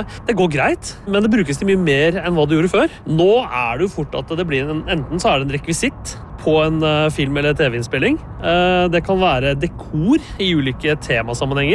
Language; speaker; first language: Norwegian; native; Norwegian